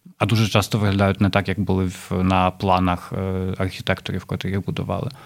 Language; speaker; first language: Ukrainian; non-native, local second language; Russian